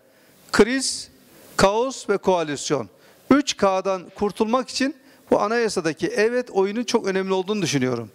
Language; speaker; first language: Turkish; native; Turkish